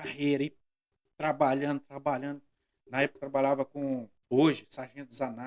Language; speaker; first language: Portuguese; native; Portuguese